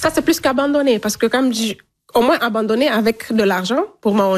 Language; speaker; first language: French; non-native, local second language; Fula